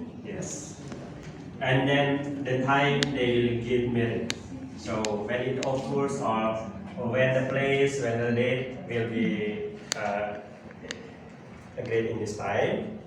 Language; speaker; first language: English; non-native, learner; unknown